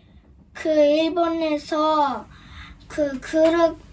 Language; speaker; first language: Korean; early bilingual, heritage; Japanese